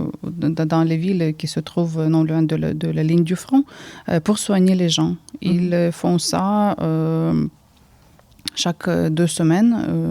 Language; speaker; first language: French; early bilingual, heritage; Ukrainian